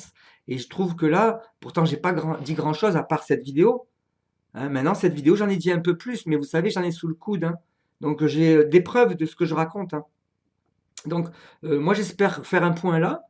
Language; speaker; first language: French; native; French